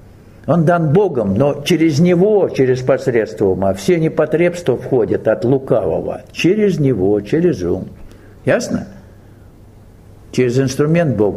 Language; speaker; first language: Russian; native; Russian